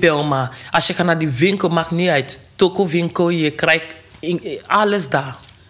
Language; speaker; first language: Dutch; non-native, learner; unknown